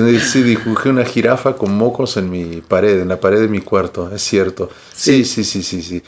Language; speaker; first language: Spanish; early bilingual, heritage; Spanish